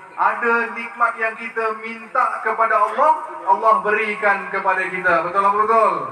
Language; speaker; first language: Malay; early bilingual, other home language; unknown